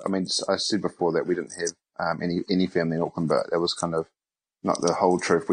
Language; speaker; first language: English; native; English